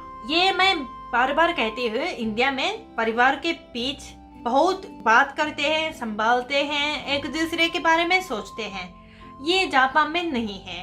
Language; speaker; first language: Hindi; non-native, fluent; Japanese